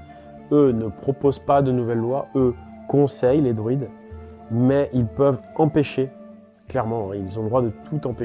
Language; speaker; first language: French; native; French